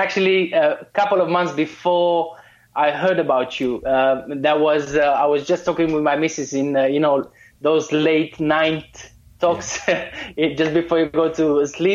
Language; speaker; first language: English; non-native, fluent; Romanian